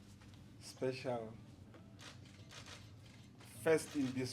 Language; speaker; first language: English; non-native, local second language; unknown